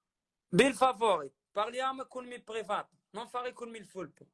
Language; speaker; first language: Italian; non-native, learner; Arabic